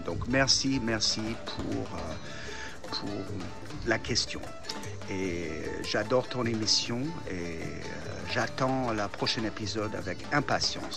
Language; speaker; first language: French; non-native, fluent; English